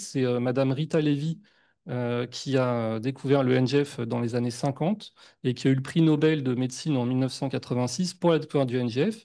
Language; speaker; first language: French; native; French